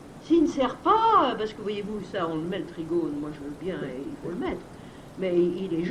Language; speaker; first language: French; native; French